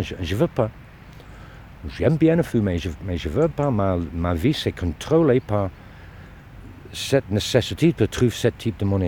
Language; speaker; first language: French; non-native, learner; English